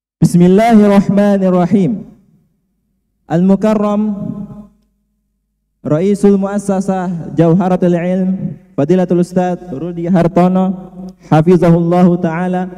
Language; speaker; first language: Arabic; non-native, learner; Indonesian